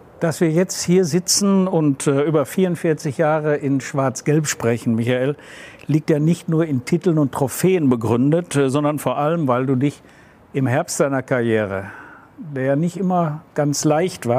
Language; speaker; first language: German; native; German